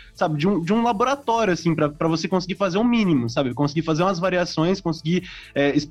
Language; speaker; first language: Portuguese; native; Portuguese